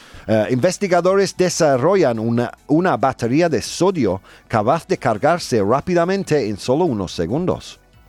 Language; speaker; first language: Spanish; non-native, fluent; English